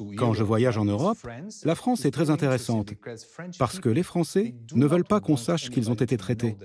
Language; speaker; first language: French; non-native, fluent; Portuguese